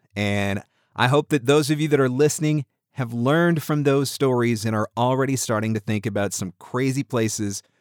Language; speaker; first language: English; native; English